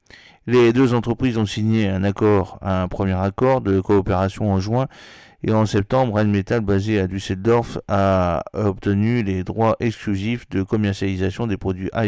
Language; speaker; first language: French; native; French